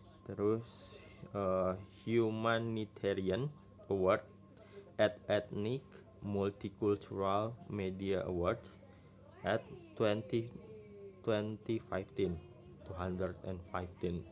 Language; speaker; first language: English; non-native, learner; Indonesian